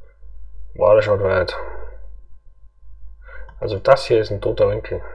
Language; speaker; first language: German; native; German